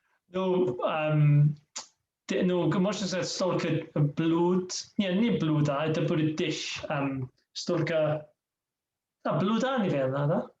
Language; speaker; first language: Russian; non-native, learner; English